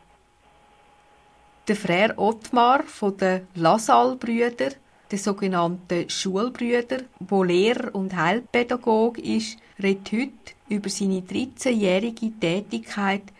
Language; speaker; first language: German; native; German